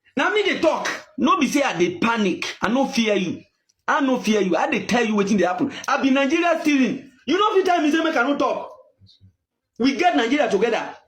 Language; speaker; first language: Nigerian Pidgin; non-native, local second language; Yoruba